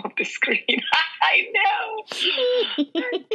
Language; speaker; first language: English; native; English